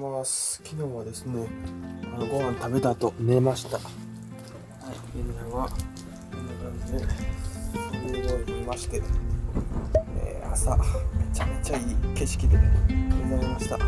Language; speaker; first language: Japanese; native; Japanese